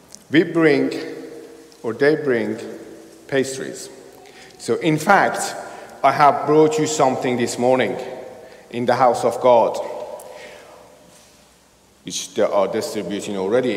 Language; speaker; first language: English; non-native, fluent; Persian